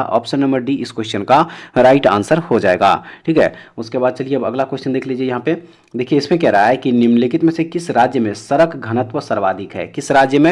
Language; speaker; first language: Hindi; native; Hindi